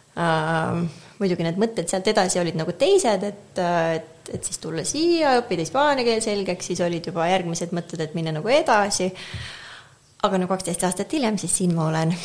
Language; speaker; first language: Estonian; native; Estonian